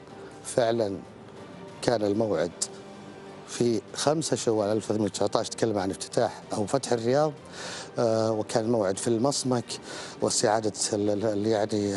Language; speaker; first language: Arabic; native; Arabic